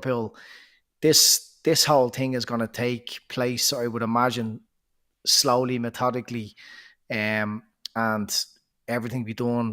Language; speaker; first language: English; native; English